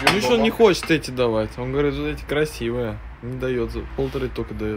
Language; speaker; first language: Russian; native; Russian